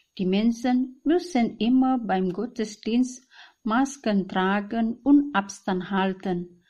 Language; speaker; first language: German; non-native, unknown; Indonesian